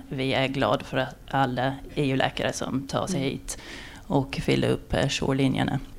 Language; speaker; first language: Swedish; non-native, fluent; English